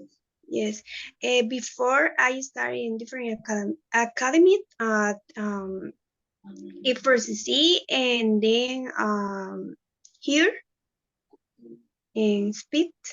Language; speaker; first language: English; non-native, learner; Spanish